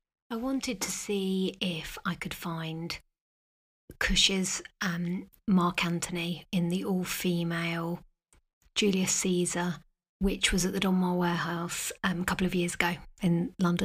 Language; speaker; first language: English; native; English